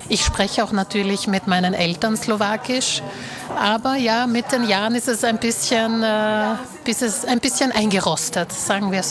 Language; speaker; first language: German; early bilingual, other home language; Slovak